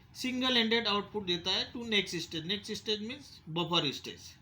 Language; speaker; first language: Hindi; non-native, local second language; Marathi